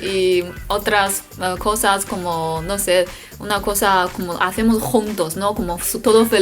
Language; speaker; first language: Spanish; non-native, learner; Chinese